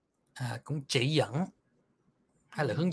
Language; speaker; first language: Vietnamese; early bilingual, heritage; Vietnamese